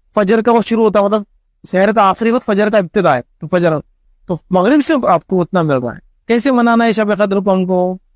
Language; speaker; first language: Urdu; native; Urdu